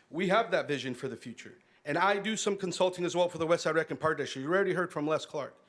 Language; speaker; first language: English; early bilingual, other home language; Spanish